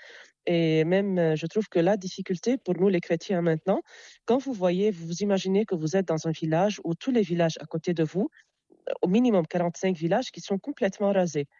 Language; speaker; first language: French; non-native, local second language; Arabic